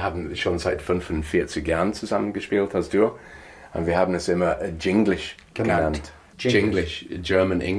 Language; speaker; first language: German; non-native, fluent; English